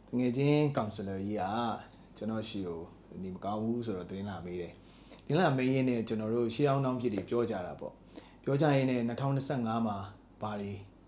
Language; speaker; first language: Burmese; native; Burmese